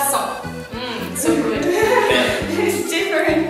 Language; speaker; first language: English; non-native, learner; French